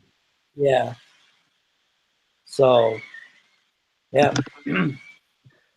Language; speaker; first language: English; non-native, fluent; Swedish